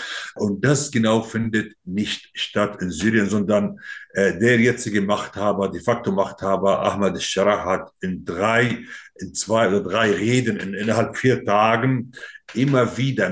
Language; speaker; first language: German; non-native, fluent; Arabic